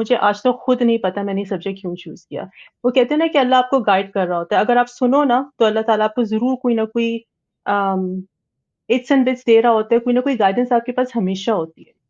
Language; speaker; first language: Hindi; early bilingual, heritage; Urdu